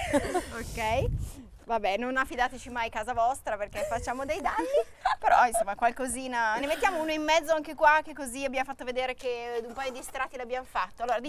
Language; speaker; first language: Italian; native; Italian